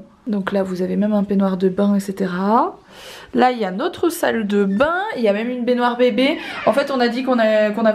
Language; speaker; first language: French; native; French